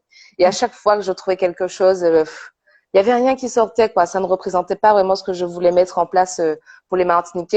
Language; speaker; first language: French; native; French